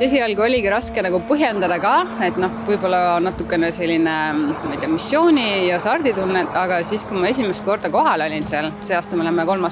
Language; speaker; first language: Estonian; native; Estonian